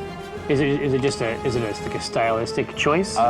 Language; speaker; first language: English; native; English